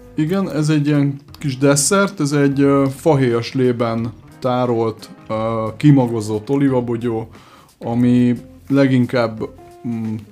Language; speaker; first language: Hungarian; native; Hungarian